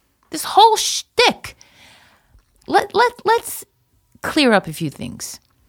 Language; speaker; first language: English; native; English